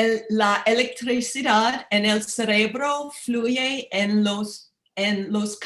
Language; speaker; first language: Spanish; non-native, learner; English